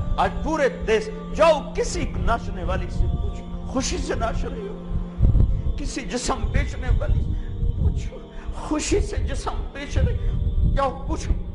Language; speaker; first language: Urdu; non-native, local second language; Punjabi